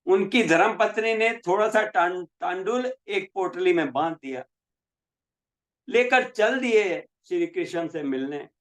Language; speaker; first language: Hindi; native; Hindi